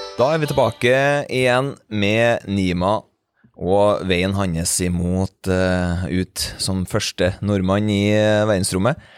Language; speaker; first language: Norwegian; native; Norwegian